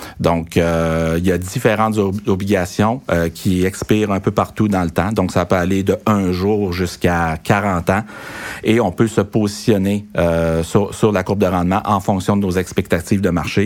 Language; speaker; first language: French; native; French